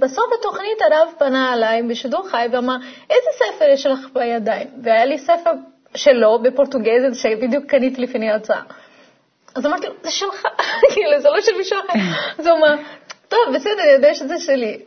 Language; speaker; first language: Hebrew; non-native, fluent; Portuguese